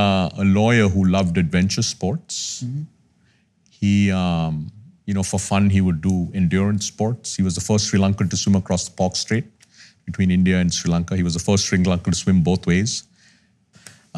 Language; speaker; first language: English; non-native, local second language; Tamil